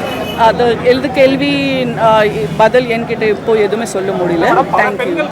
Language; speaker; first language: Tamil; non-native, local second language; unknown